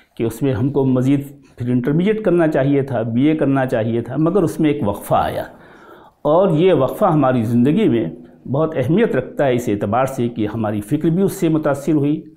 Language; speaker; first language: Hindi; native; Hindi